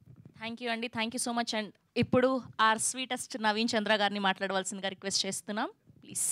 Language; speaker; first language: Telugu; native; Telugu